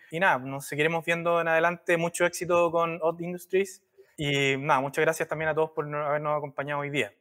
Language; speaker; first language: Spanish; native; Spanish